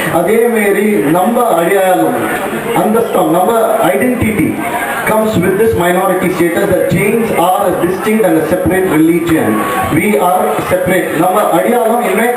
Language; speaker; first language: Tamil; non-native, local second language; Marwari